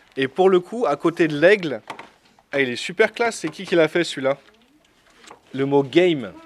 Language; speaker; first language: French; native; French